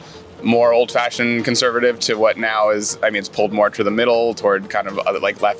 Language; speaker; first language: English; native; English